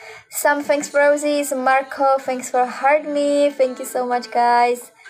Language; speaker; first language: English; non-native, fluent; Czech